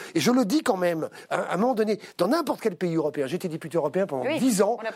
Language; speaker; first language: French; native; French